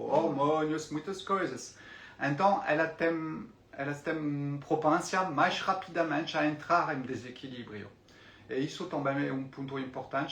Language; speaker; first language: Portuguese; non-native, fluent; French